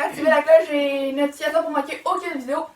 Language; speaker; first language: French; native; French